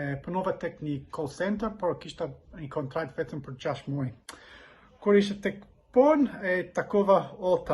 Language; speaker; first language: Albanian; non-native, learner; English